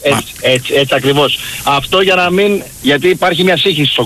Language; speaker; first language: Greek; native; Greek